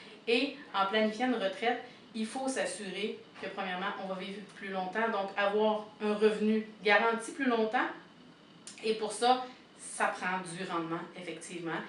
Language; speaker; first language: French; native; French